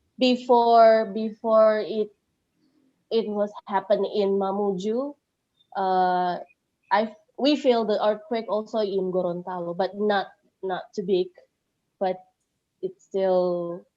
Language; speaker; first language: English; non-native, learner; Indonesian